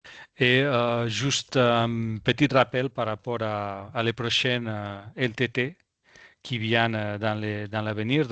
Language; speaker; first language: French; non-native, fluent; Spanish